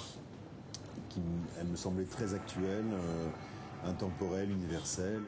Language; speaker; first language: French; native; French